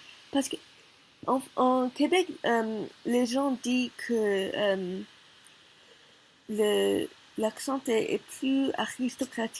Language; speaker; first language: French; non-native, learner; Korean